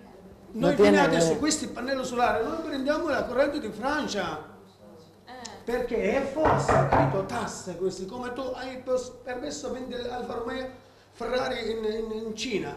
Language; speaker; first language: Italian; non-native, learner; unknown